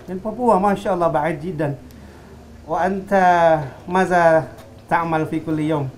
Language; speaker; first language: Arabic; non-native, fluent; Indonesian